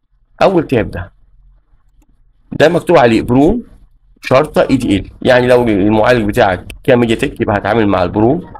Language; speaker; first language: Arabic; native; Arabic